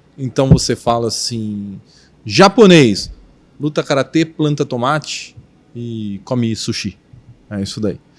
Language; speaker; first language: Portuguese; native; Portuguese